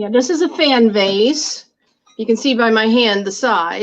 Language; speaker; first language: English; native; English